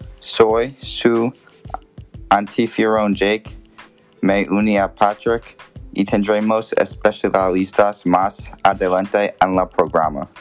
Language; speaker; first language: Spanish; non-native, learner; English